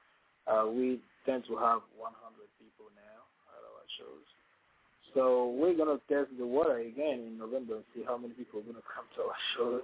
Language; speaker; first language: English; non-native, fluent; Ewe